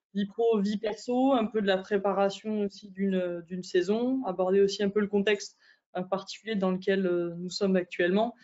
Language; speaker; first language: French; native; French